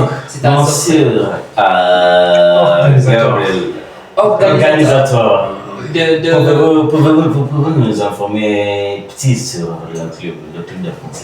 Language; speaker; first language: French; non-native, learner; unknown